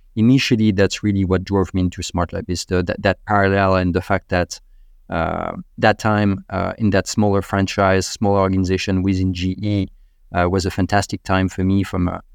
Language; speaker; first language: English; non-native, fluent; French